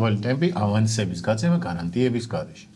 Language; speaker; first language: Georgian; native; Georgian